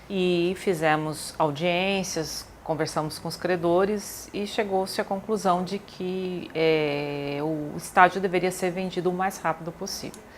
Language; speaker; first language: Portuguese; native; Portuguese